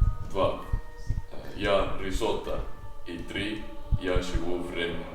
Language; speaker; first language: Russian; non-native, learner; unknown